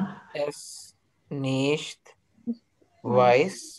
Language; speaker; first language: German; non-native, learner; Urdu